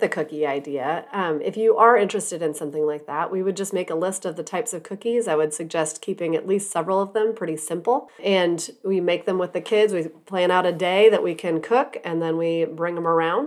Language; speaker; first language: English; native; English